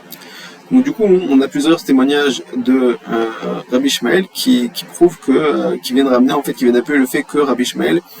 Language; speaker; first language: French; native; French